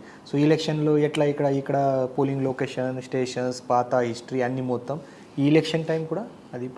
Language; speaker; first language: Telugu; non-native, learner; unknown